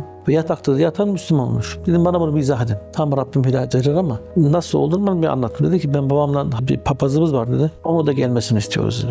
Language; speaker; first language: Turkish; early bilingual, heritage; Turkish